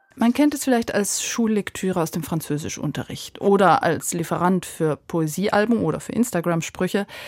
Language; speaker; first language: German; native; German